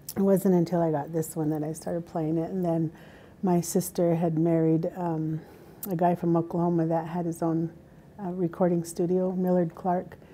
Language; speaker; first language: English; native; English